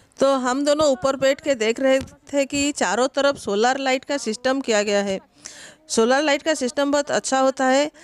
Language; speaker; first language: Hindi; non-native, local second language; Odia